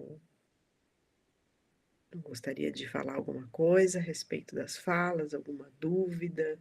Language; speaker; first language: Portuguese; native; Portuguese